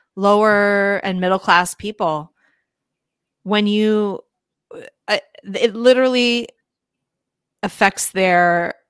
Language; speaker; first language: English; native; English